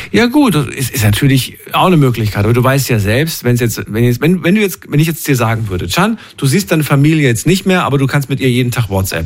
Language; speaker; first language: German; native; German